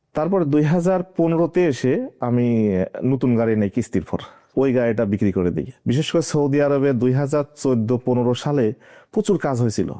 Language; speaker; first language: Bangla; native; Bangla